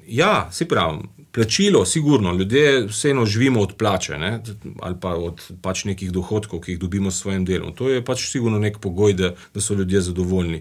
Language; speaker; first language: Slovenian; native; Slovenian